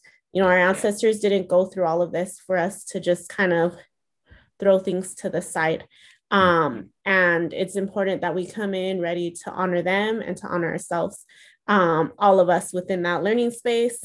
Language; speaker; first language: English; early bilingual, other home language; Spanish